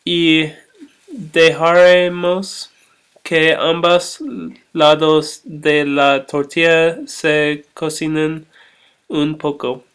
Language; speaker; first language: Spanish; non-native, learner; English